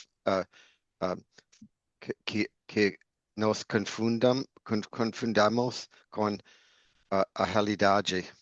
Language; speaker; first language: Portuguese; non-native, learner; English